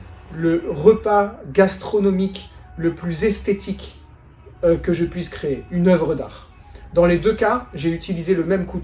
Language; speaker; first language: French; native; French